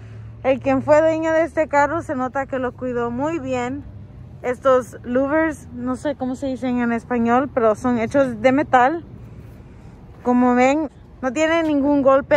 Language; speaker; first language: Spanish; early bilingual, heritage; Spanish